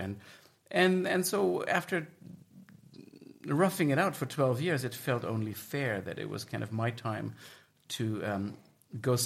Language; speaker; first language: English; non-native, fluent; German